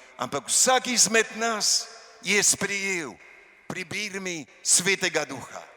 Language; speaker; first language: Slovenian; early bilingual, heritage; Slovenian